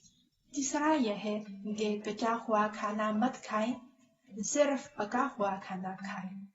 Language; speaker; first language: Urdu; non-native, learner; Chinese